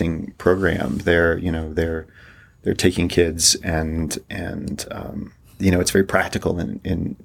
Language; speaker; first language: English; native; English